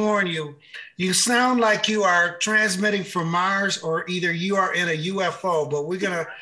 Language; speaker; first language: English; native; English